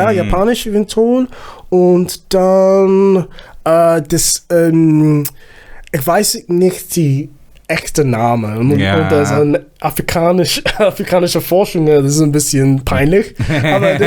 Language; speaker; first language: German; non-native, learner; Zulu